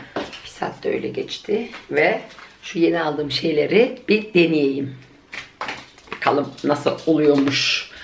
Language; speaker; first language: Turkish; early bilingual, heritage; Turkish